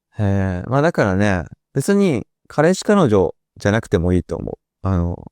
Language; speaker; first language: Japanese; native; Japanese